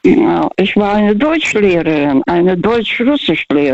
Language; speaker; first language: German; non-native, fluent; Russian